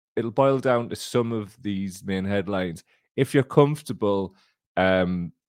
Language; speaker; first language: English; native; English